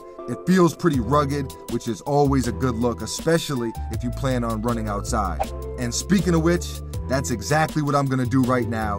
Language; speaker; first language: English; native; English